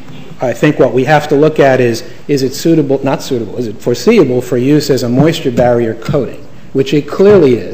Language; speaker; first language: English; native; English